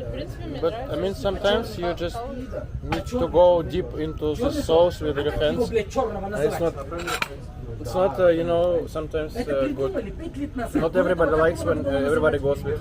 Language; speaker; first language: English; non-native, learner; Russian